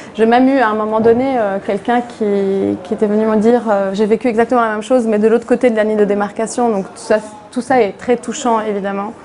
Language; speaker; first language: French; non-native, local second language; Arabic